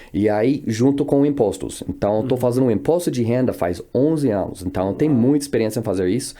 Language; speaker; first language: Portuguese; non-native, fluent; English